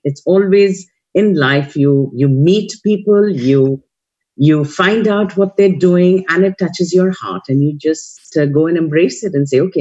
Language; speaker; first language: English; non-native, local second language; Hindi